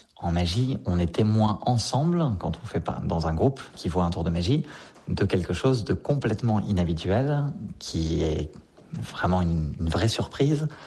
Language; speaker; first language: French; native; French